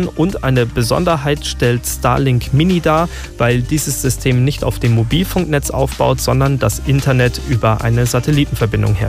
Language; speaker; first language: German; native; German